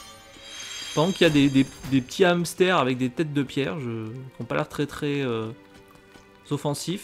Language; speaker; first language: French; native; French